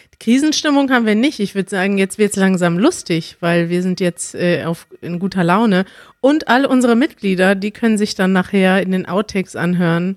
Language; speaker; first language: German; native; German